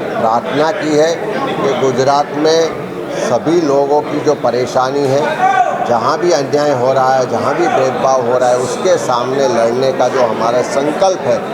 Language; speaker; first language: Hindi; non-native, local second language; Gujarati